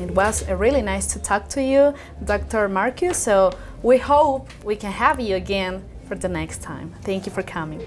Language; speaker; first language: English; non-native, fluent; Spanish